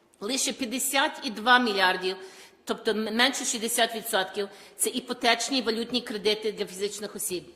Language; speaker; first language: Ukrainian; early bilingual, heritage; Ukrainian